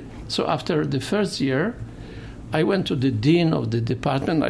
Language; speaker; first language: English; non-native, fluent; Polish